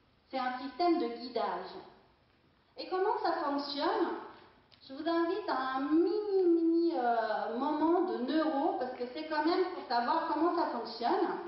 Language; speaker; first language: French; non-native, fluent; German